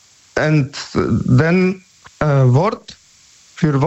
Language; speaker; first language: German; non-native, learner; Polish